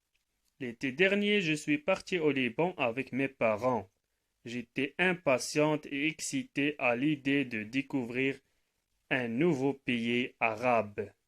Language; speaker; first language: French; non-native, local second language; Arabic